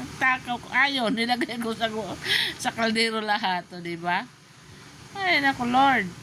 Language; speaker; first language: Filipino; non-native, local second language; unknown